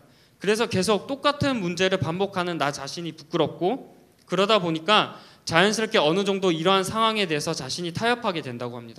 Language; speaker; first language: Korean; native; Korean